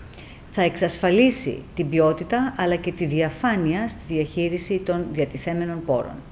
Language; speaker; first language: Greek; native; Greek